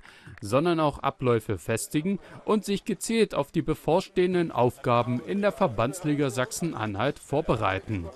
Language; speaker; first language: German; native; German